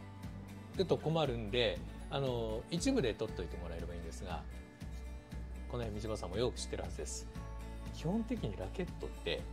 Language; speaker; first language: Japanese; native; Japanese